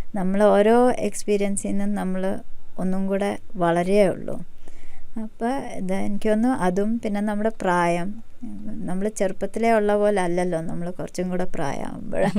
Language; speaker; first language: Malayalam; early bilingual, heritage; Malayalam